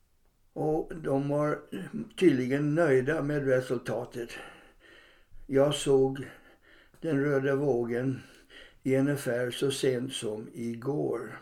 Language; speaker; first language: Swedish; non-native, fluent; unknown